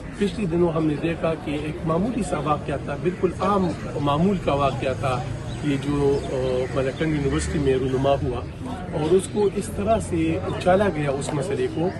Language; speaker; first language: Urdu; non-native, local second language; Pashto